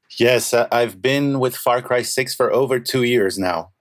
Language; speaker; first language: English; non-native, fluent; Portuguese